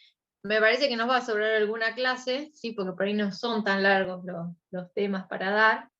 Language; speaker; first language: Spanish; native; Spanish